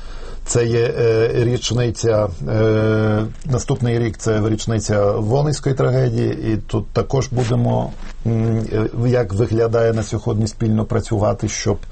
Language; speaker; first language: Ukrainian; non-native, fluent; Polish